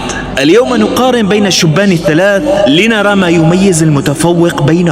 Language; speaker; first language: Arabic; native; Arabic